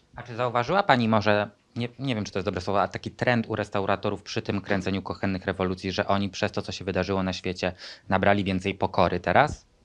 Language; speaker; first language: Polish; native; Polish